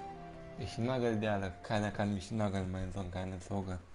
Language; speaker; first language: German; non-native, fluent; Romanian